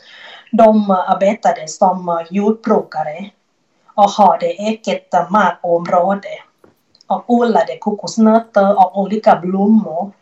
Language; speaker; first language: Swedish; non-native, learner; Thai